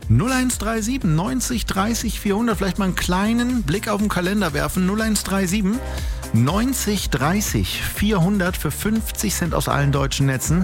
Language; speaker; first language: German; native; German